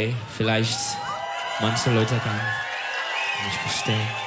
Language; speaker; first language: German; non-native, learner; Turkish